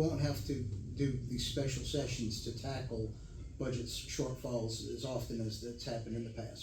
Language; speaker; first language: English; native; English